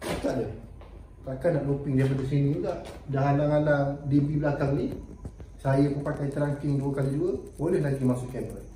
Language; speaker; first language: Malay; native; Malay